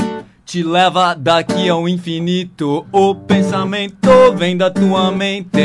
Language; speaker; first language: Portuguese; native; Portuguese